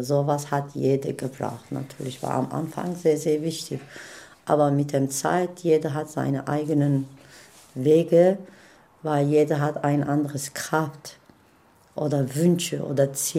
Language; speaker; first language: German; non-native, learner; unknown